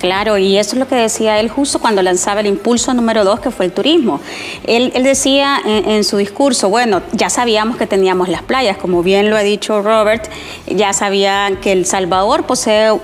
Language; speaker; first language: Spanish; native; Spanish